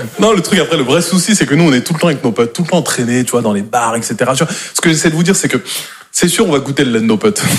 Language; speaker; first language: French; native; French